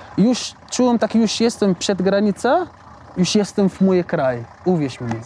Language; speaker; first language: Polish; non-native, learner; Arabic